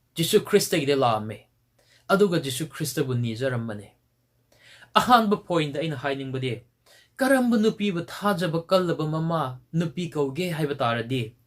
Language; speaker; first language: Manipuri; non-native, local second language; Tangkhul Naga (India)